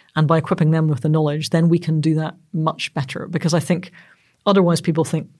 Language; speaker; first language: English; native; English